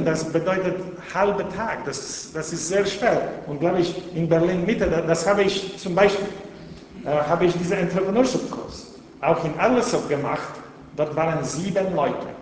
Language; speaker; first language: German; non-native, fluent; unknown